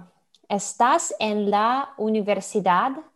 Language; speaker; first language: Spanish; non-native, learner; Russian